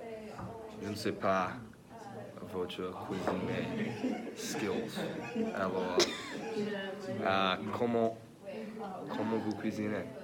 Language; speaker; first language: French; non-native, learner; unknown